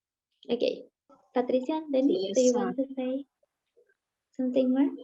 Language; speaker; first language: English; non-native, learner; Spanish